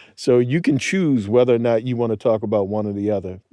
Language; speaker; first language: English; native; English